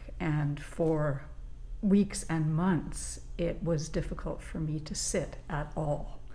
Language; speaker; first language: English; native; English